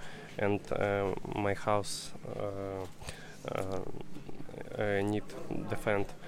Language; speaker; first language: English; non-native, learner; Russian